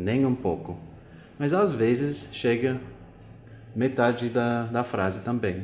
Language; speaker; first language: Portuguese; non-native, fluent; English